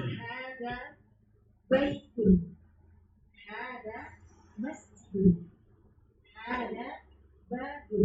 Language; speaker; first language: Arabic; non-native, learner; Indonesian